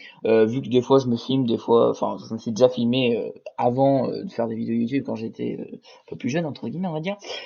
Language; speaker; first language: French; native; French